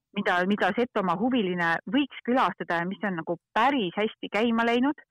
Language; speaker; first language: Estonian; native; Estonian